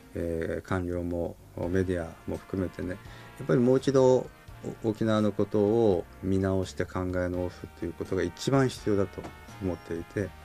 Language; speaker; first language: Japanese; native; Japanese